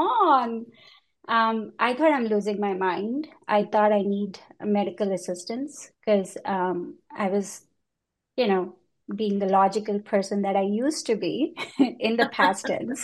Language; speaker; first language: English; non-native, local second language; Hindi